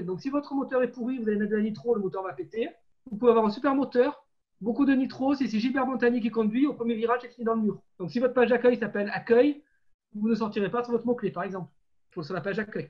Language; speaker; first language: French; native; French